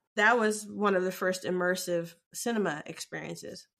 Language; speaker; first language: English; native; English